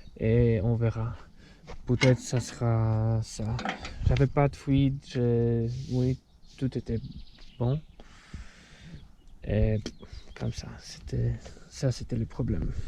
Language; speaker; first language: French; non-native, fluent; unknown